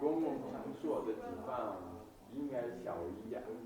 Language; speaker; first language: Chinese; non-native, learner; Kyrgyz